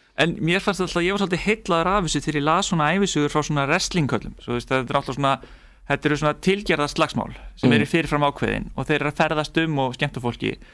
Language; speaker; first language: Icelandic; native; Icelandic